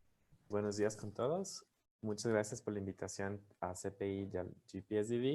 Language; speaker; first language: Spanish; native; Spanish